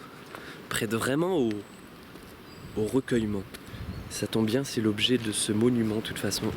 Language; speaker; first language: French; native; French